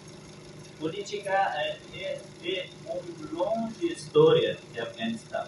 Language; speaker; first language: Portuguese; non-native, learner; Persian